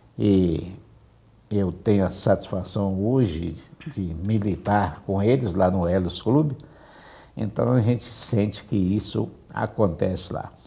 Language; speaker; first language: Portuguese; native; Portuguese